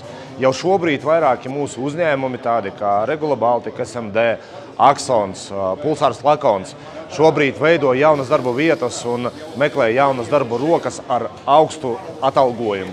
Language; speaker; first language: Latvian; native; Latvian